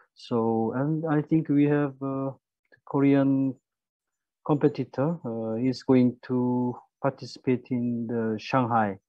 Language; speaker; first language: English; non-native, learner; Korean